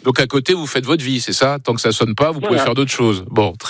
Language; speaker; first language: French; native; French